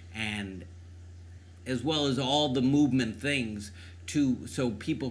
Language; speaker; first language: English; native; English